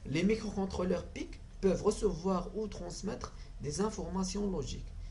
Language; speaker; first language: French; non-native, local second language; Arabic